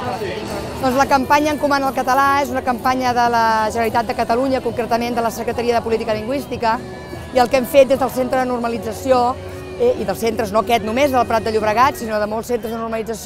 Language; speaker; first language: Catalan; native; Catalan